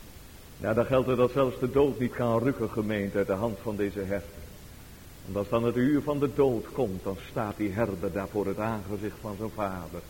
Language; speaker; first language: Dutch; native; Dutch